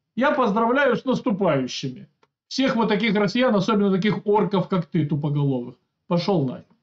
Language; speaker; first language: Russian; native; Russian